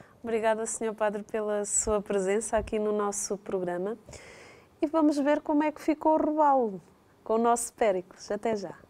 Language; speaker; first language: Portuguese; native; Portuguese